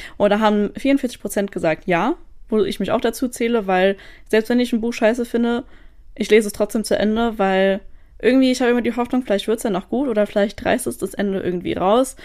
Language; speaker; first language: German; native; German